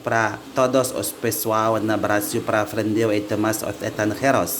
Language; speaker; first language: Portuguese; non-native, learner; Indonesian